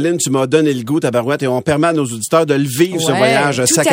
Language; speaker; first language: French; native; French